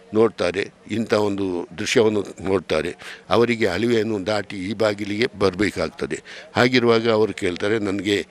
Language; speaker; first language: Kannada; native; Kannada